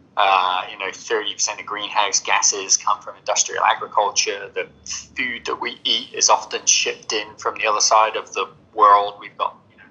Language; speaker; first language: English; native; English